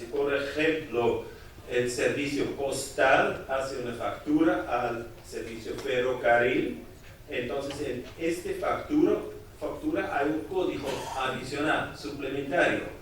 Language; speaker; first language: Spanish; non-native, fluent; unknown